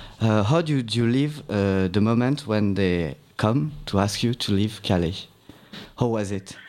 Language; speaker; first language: English; non-native, learner; French